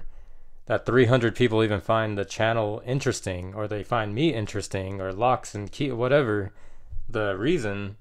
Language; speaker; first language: English; native; English